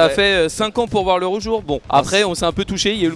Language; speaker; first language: French; native; French